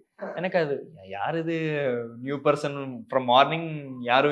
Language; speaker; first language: Tamil; non-native, learner; Telugu